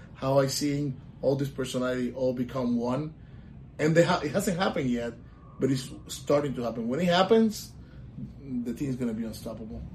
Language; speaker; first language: English; non-native, local second language; Spanish